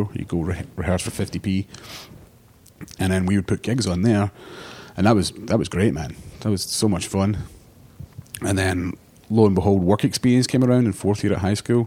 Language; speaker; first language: English; native; English